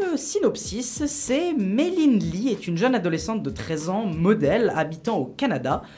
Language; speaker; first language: French; native; French